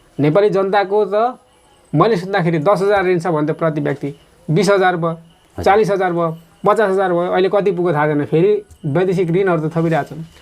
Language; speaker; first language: Nepali; non-native, local second language; Limbu